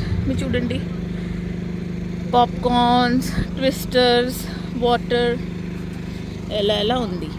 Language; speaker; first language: Telugu; non-native, learner; Marathi